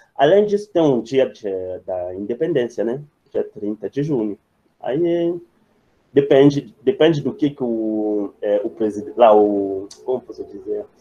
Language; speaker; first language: Portuguese; non-native, fluent; French